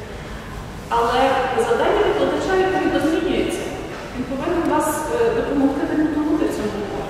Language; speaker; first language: Ukrainian; native; Ukrainian